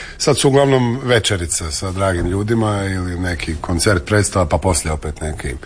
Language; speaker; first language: Croatian; native; Croatian